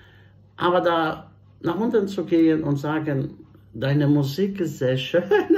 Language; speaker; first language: German; non-native, fluent; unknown